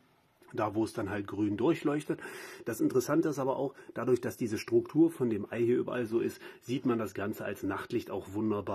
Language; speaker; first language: German; native; German